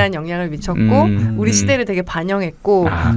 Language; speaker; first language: Korean; native; Korean